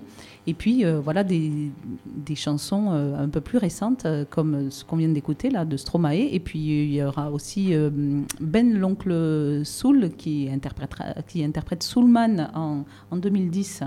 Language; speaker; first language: French; native; French